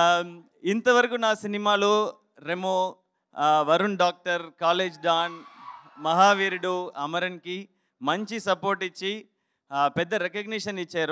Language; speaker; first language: Telugu; non-native, learner; Tamil